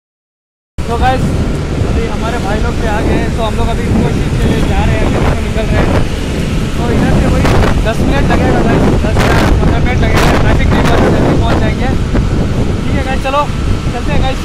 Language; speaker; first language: Hindi; native; Hindi